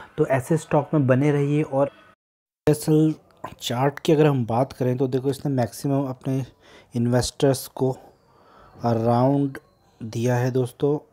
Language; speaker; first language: Hindi; native; Hindi